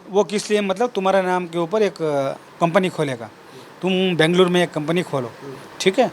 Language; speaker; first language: Hindi; non-native, local second language; Kannada